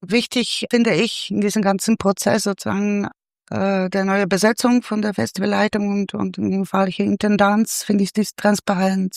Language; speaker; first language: German; non-native, fluent; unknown